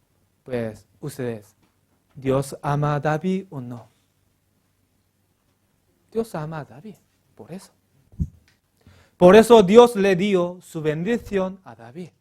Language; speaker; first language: Spanish; non-native, learner; Korean